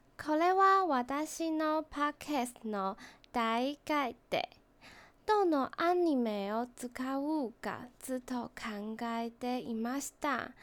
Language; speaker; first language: Japanese; non-native, learner; Chinese